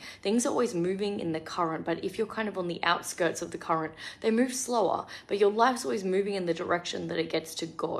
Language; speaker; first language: English; native; English